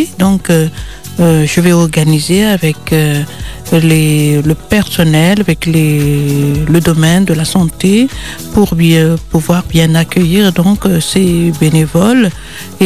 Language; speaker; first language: French; non-native, local second language; Malagasy